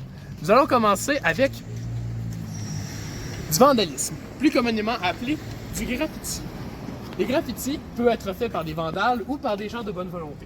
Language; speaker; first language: French; native; French